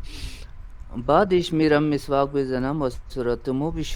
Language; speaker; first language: Persian; non-native, learner; Urdu